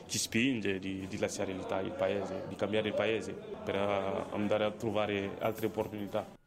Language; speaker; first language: Italian; non-native, fluent; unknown